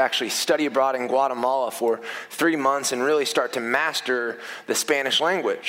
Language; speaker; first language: English; native; English